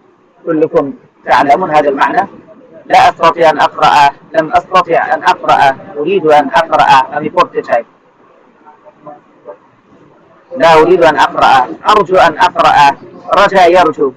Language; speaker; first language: Arabic; non-native, fluent; Bangla